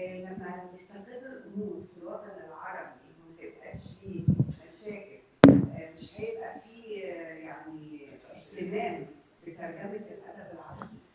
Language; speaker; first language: Arabic; native; Arabic